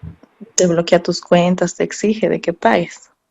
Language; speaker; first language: Spanish; native; Spanish